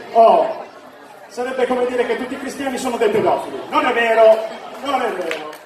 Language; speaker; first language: Italian; native; Italian